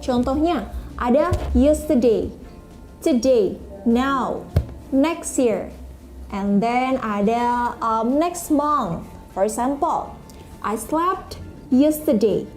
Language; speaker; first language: English; non-native, learner; Indonesian